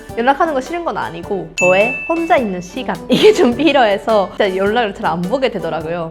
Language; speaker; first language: Korean; non-native, fluent; Japanese